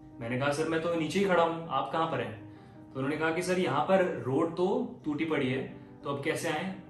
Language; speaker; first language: Hindi; non-native, local second language; Nepali